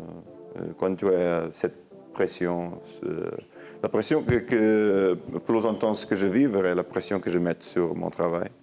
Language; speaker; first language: French; non-native, learner; Portuguese